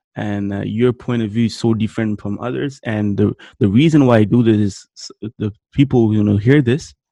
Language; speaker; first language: English; non-native, fluent; French